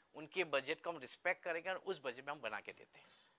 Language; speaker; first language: Hindi; non-native, local second language; Gujarati